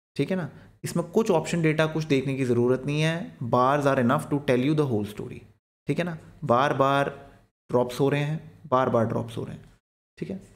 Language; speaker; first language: Hindi; native; Hindi